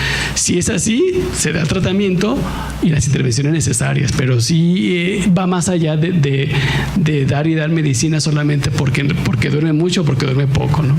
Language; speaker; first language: Spanish; native; Spanish